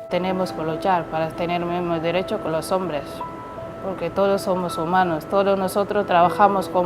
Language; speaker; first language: Spanish; non-native, learner; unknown